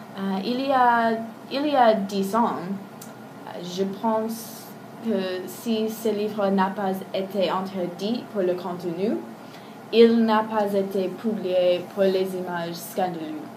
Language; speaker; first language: French; non-native, learner; English